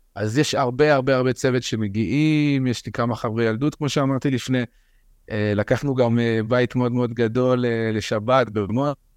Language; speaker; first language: Hebrew; early bilingual, other home language; French